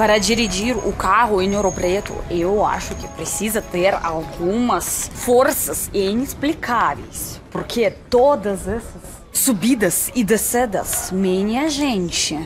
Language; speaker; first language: Portuguese; non-native, fluent; Russian